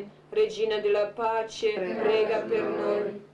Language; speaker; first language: Italian; non-native, learner; Croatian